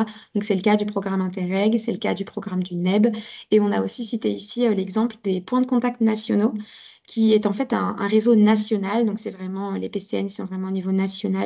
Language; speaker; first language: French; native; French